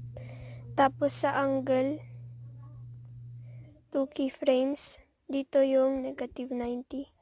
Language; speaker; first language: Filipino; native; Filipino